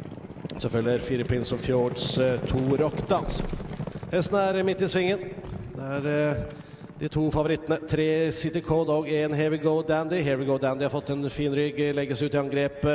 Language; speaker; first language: Norwegian; native; Norwegian